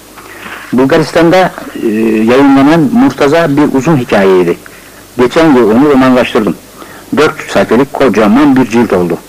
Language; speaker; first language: Turkish; native; Turkish